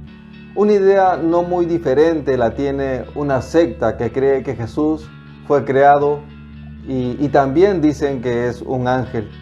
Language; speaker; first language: Spanish; native; Spanish